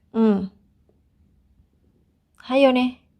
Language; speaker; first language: Chinese; non-native, learner; Indonesian